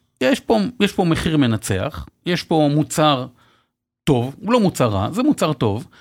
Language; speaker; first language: Hebrew; native; Hebrew